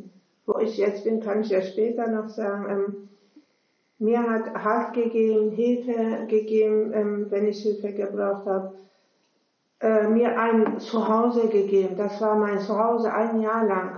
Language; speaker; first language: German; non-native, fluent; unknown